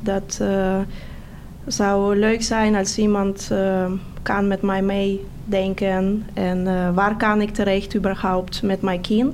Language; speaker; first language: Dutch; non-native, fluent; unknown